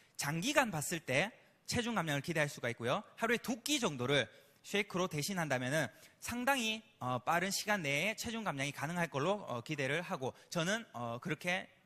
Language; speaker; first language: Korean; native; Korean